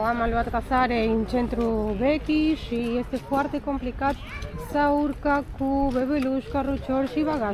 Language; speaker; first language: Romanian; non-native, learner; Spanish